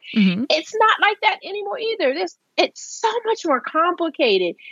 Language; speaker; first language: English; native; English